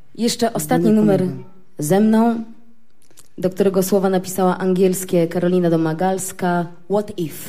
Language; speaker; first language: Polish; native; Polish